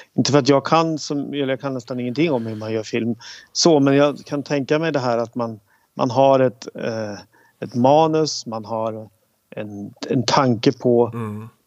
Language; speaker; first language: Swedish; native; Swedish